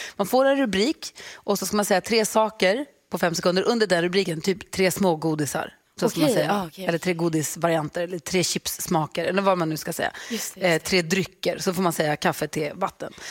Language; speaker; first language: Swedish; native; Swedish